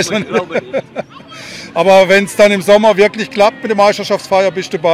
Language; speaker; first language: German; native; German